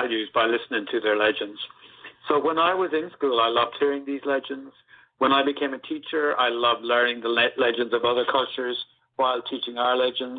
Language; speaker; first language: English; native; English